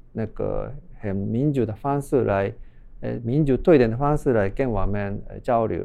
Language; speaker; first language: Chinese; non-native, fluent; Japanese